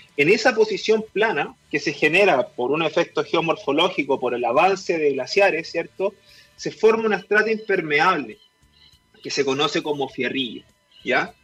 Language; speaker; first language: Spanish; native; Spanish